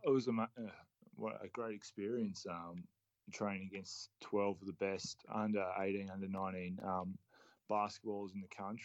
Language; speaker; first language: English; native; English